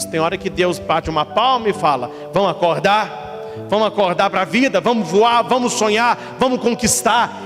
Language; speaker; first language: Portuguese; native; Portuguese